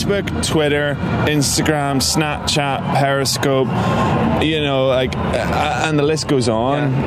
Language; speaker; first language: English; native; English